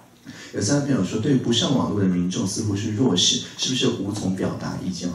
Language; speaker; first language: Chinese; native; Chinese